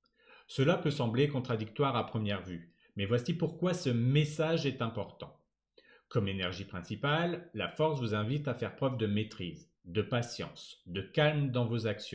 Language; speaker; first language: French; native; French